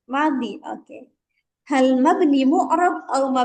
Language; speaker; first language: Arabic; non-native, fluent; Indonesian